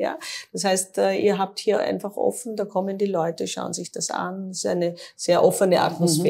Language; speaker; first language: German; native; German